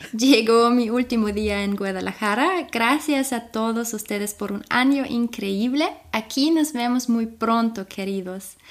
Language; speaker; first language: Spanish; non-native, fluent; German